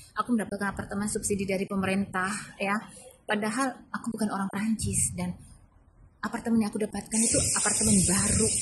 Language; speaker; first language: Indonesian; native; Indonesian